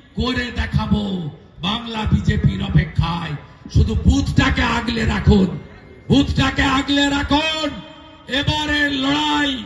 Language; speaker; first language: Bangla; native; Bangla